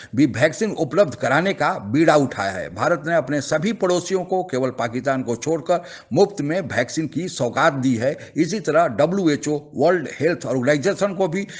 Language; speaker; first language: Hindi; native; Hindi